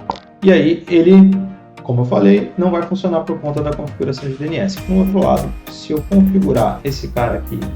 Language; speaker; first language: Portuguese; native; Portuguese